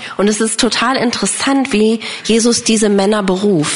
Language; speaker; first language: German; non-native, fluent; English